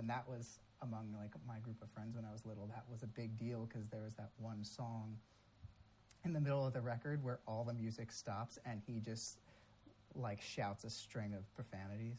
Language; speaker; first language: English; native; English